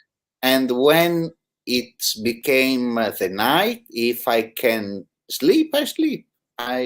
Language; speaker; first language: English; non-native, learner; Italian